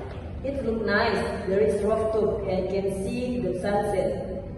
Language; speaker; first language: English; non-native, learner; Indonesian